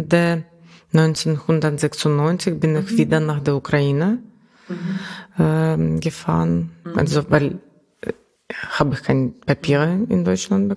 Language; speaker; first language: German; non-native, fluent; Russian